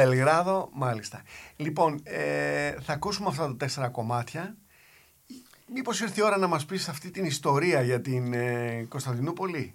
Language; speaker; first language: Greek; native; Greek